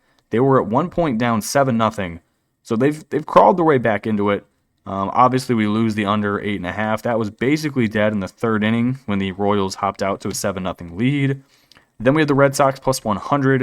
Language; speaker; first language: English; native; English